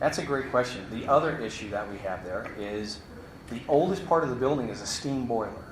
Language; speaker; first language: English; native; English